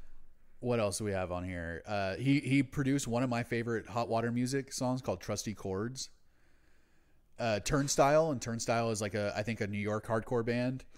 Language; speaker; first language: English; native; English